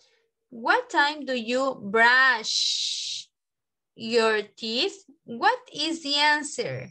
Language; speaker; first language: English; non-native, fluent; Spanish